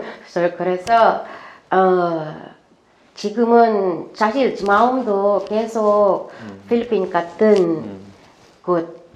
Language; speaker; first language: Korean; non-native, learner; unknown